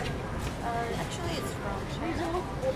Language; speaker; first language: English; non-native, fluent; Chinese